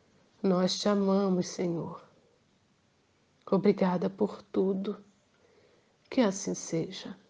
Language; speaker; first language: Portuguese; native; Portuguese